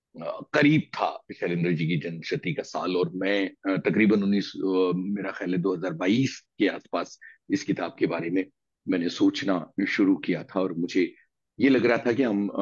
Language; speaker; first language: Hindi; native; Hindi